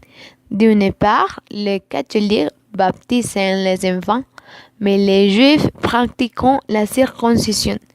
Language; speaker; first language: French; non-native, learner; Spanish